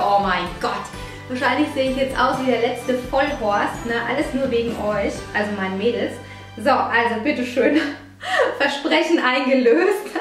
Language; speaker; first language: German; early bilingual, other home language; Italian